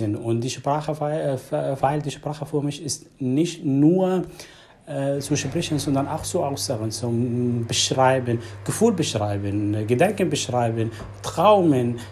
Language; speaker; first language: German; non-native, learner; Arabic